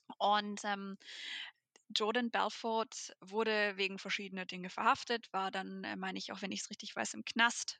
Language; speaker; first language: German; native; German